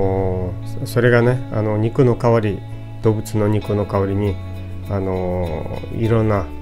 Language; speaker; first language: Japanese; non-native, fluent; Portuguese